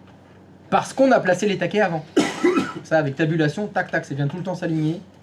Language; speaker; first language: French; native; French